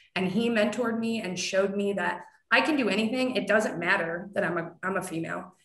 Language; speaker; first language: English; native; English